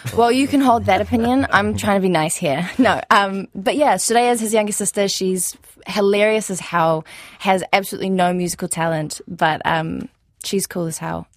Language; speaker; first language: English; early bilingual, other home language; Arabic